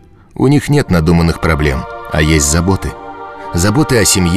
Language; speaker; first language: Russian; native; Russian